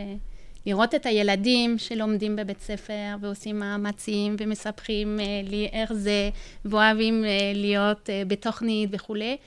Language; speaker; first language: Hebrew; non-native, fluent; French